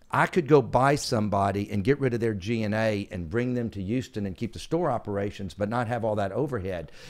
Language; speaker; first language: English; native; English